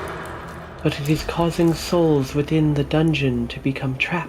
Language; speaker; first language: English; native; English